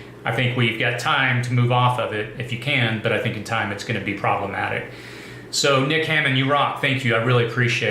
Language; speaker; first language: English; native; English